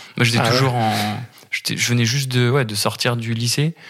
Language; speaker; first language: French; native; French